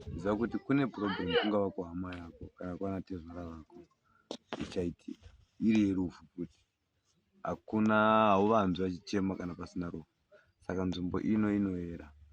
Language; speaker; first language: Shona; non-native, local second language; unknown